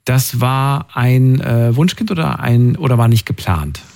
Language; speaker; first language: German; native; German